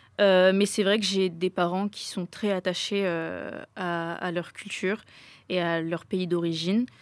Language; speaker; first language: French; native; French